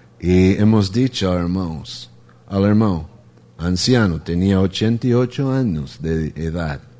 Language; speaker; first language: Spanish; non-native, fluent; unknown